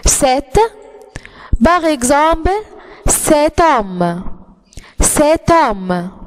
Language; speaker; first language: French; non-native, fluent; Arabic